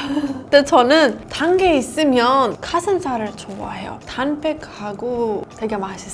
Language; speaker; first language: Korean; non-native, fluent; Persian